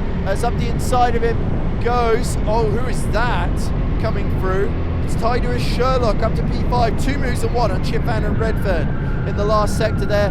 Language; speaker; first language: English; native; English